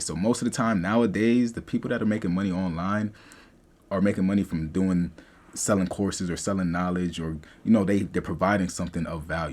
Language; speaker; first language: English; native; English